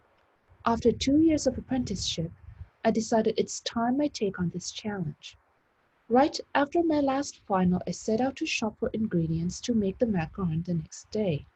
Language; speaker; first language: English; non-native, fluent; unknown